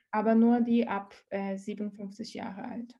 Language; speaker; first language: German; non-native, learner; Portuguese